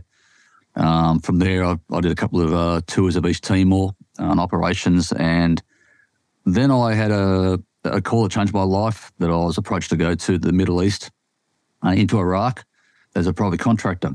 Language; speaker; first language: English; native; English